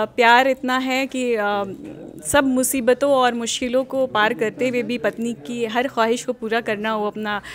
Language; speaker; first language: Hindi; native; Hindi